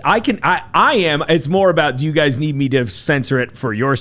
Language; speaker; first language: English; native; English